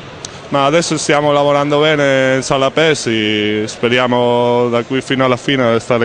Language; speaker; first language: Italian; non-native, learner; Spanish